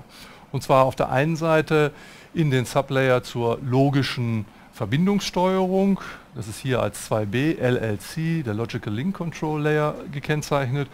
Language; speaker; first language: German; native; German